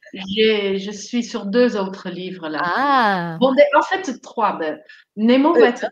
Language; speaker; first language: French; non-native, fluent; Dutch